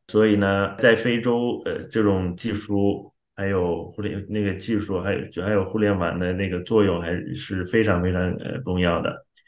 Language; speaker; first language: Chinese; non-native, fluent; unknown